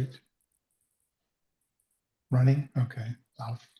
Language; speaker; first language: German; non-native, learner; English